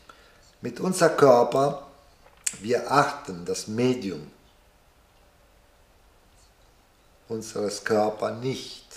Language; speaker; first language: German; non-native, fluent; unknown